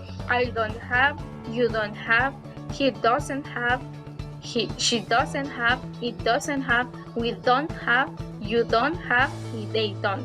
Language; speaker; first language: English; non-native, fluent; Spanish